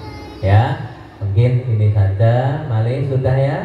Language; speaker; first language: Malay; non-native, local second language; Javanese